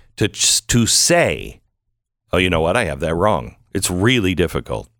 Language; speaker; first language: English; early bilingual, other home language; German